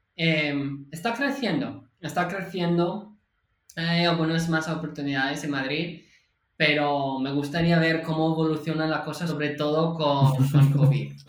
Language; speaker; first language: Spanish; non-native, fluent; English